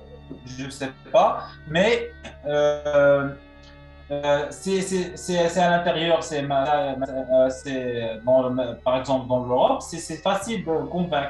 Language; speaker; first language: French; non-native, local second language; Arabic